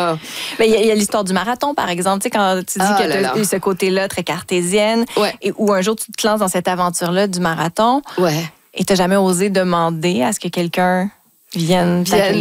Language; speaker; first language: French; native; French